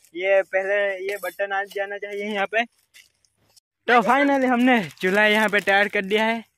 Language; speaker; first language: Hindi; non-native, local second language; Gujarati